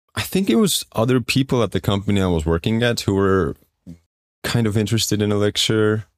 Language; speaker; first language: English; non-native, fluent; Estonian